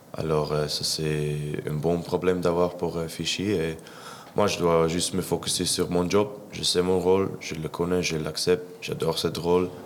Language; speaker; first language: French; non-native, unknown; English